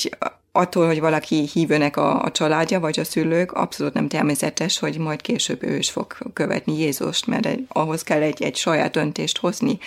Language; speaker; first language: Hungarian; non-native, fluent; German